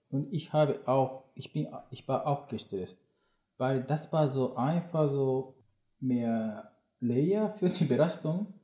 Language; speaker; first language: German; non-native, learner; Japanese